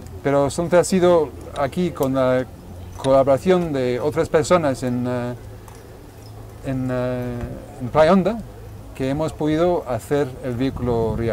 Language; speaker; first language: Spanish; non-native, fluent; English